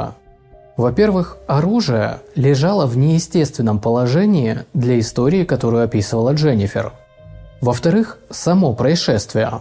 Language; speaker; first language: Russian; native; Russian